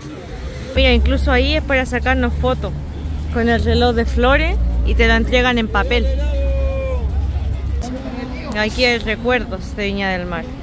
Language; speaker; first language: Spanish; native; Spanish